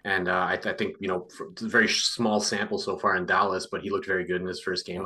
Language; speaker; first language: English; native; English